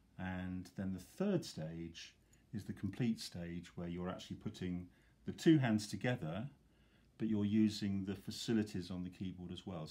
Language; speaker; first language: English; native; English